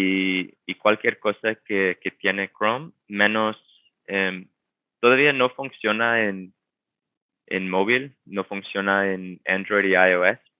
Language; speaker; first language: Spanish; non-native, fluent; English